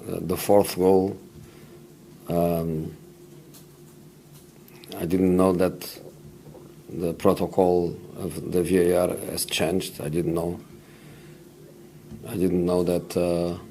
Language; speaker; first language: English; non-native, fluent; Portuguese